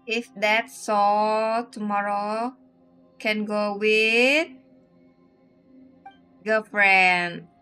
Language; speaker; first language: English; non-native, learner; Vietnamese